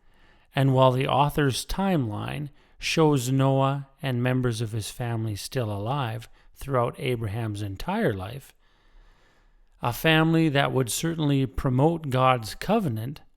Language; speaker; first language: English; native; English